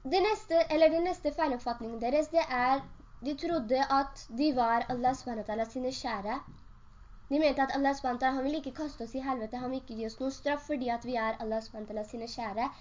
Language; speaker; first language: Norwegian; early bilingual, other home language; Urdu